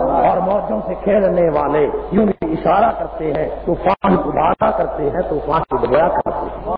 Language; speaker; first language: Urdu; non-native, local second language; Punjabi